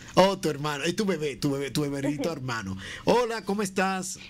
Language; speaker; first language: Spanish; native; Spanish